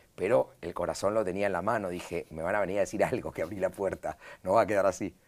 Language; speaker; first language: Spanish; native; Spanish